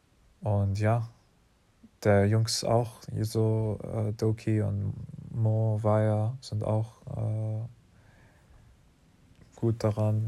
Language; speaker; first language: German; non-native, learner; English